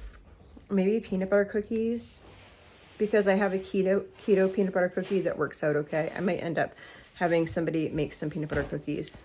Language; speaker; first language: English; native; English